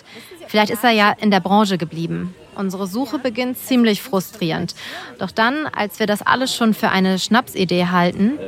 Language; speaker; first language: German; native; German